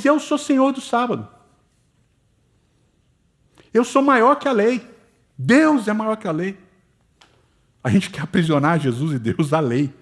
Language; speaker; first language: Portuguese; native; Portuguese